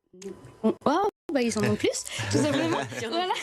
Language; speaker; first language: French; native; French